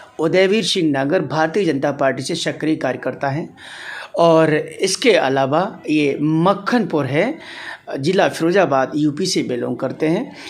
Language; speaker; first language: Hindi; native; Hindi